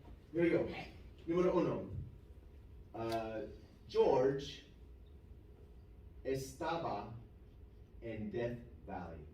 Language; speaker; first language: Spanish; non-native, fluent; English